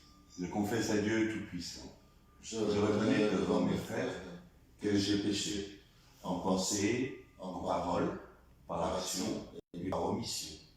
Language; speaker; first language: French; native; French